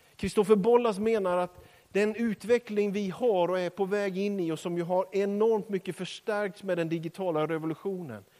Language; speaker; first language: Swedish; native; Swedish